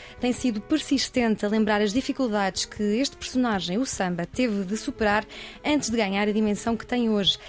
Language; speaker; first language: Portuguese; native; Portuguese